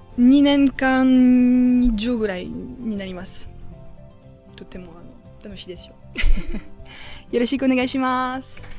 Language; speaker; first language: Japanese; non-native, fluent; French